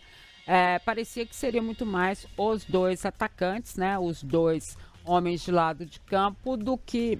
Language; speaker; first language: Portuguese; native; Portuguese